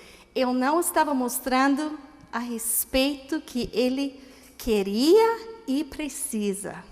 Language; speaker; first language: Portuguese; non-native, fluent; English